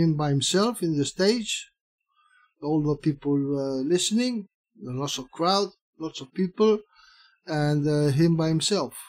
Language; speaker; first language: English; non-native, fluent; Spanish